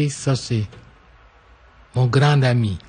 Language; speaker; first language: French; non-native, local second language; English